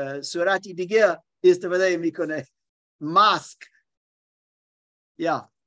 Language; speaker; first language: Persian; non-native, learner; German